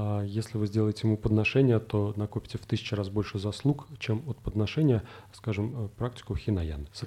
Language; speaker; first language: Russian; native; Russian